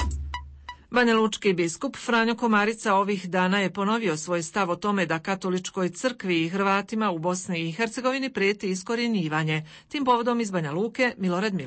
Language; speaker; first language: Croatian; native; Croatian